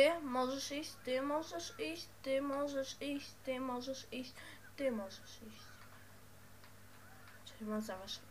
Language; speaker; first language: Polish; early bilingual, heritage; Dutch